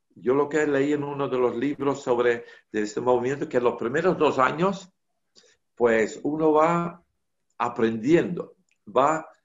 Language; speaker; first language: Spanish; non-native, fluent; Dutch